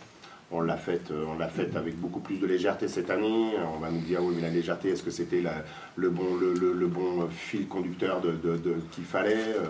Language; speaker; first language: French; native; French